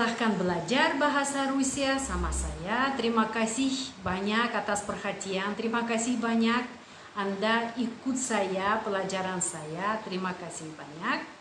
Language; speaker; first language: Indonesian; non-native, fluent; Russian